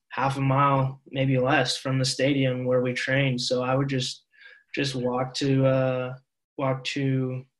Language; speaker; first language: English; native; English